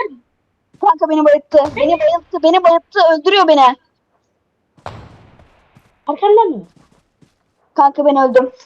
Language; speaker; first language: Turkish; native; Turkish